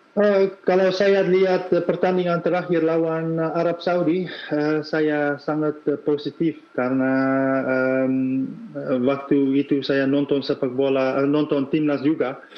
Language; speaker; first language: Indonesian; non-native, fluent; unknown